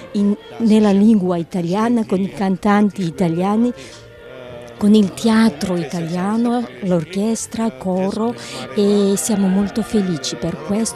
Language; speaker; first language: Italian; non-native, learner; Georgian